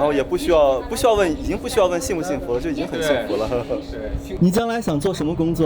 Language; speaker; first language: Chinese; native; Chinese